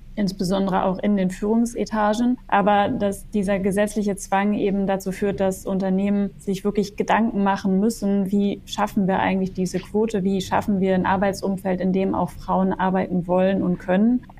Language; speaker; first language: German; native; German